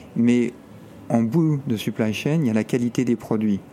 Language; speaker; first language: French; native; French